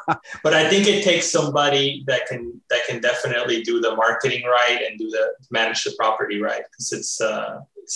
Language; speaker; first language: English; early bilingual, other home language; Spanish